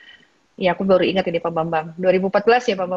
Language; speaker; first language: Indonesian; native; Indonesian